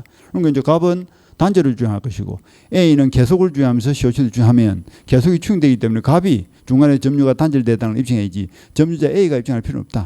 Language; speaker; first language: Korean; native; Korean